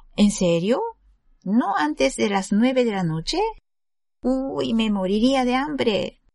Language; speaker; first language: Spanish; non-native, fluent; Japanese